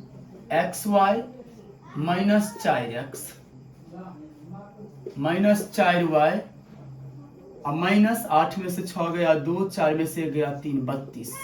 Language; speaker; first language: Hindi; native; Hindi